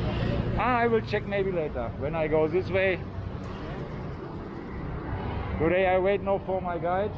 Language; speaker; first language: English; non-native, learner; German